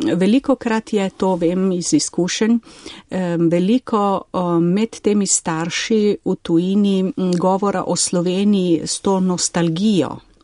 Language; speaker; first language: Slovenian; native; Slovenian